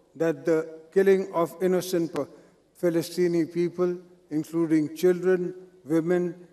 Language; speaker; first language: English; non-native, local second language; Sindhi